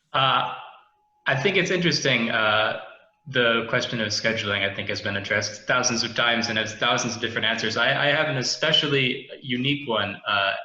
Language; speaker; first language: English; native; English